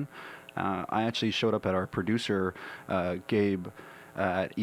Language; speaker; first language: English; native; English